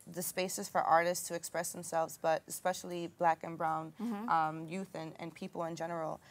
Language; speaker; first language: English; native; English